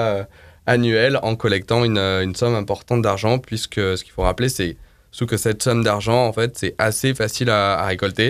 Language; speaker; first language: French; native; French